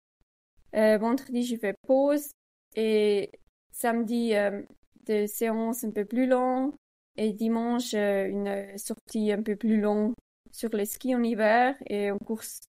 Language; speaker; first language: French; non-native, learner; Swiss German